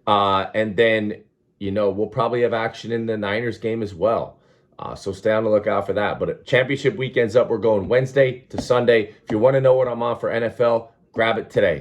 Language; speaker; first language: English; native; English